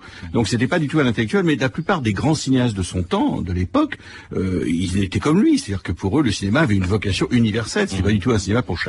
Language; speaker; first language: French; native; French